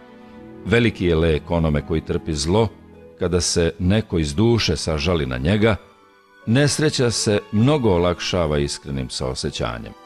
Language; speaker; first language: Serbian; native; Serbian